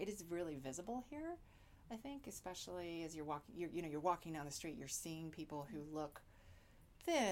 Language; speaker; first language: English; native; English